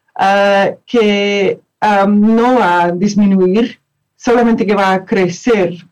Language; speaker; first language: Spanish; non-native, fluent; English